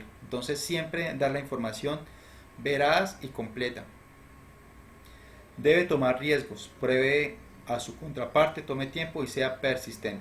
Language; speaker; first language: Spanish; native; Spanish